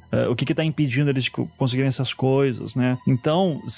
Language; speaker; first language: Portuguese; native; Portuguese